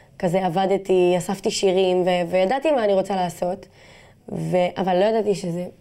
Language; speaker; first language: Hebrew; non-native, local second language; Arabic